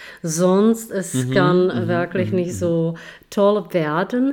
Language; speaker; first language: German; non-native, fluent; Czech